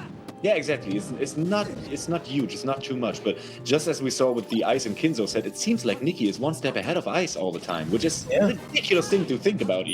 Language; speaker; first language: English; non-native, fluent; German